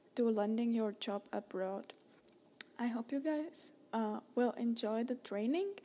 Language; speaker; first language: English; non-native, fluent; Czech